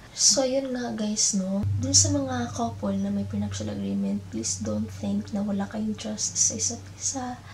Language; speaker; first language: Filipino; native; Filipino